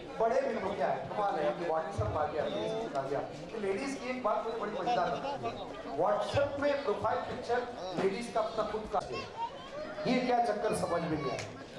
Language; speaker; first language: Hindi; non-native, local second language; Malayalam